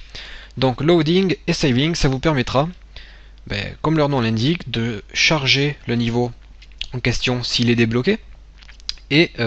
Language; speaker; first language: French; native; French